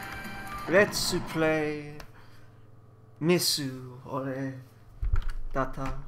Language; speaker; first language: Japanese; non-native, learner; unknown